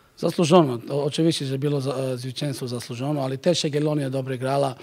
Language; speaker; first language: Polish; non-native, learner; Macedonian